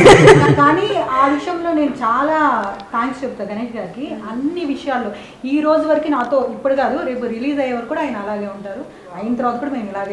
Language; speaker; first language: Telugu; native; Telugu